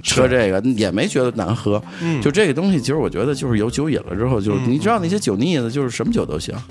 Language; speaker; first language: Chinese; native; Chinese